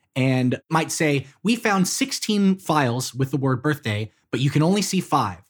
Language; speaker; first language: English; native; English